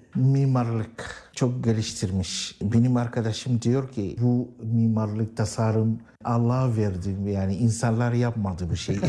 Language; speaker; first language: Turkish; non-native, learner; Arabic